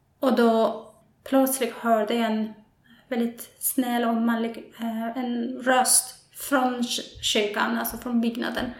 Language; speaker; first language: Swedish; non-native, fluent; Persian